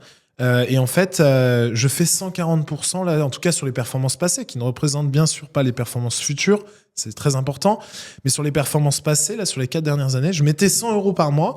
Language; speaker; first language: French; native; French